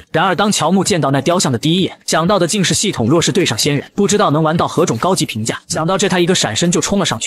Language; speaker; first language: Chinese; native; Chinese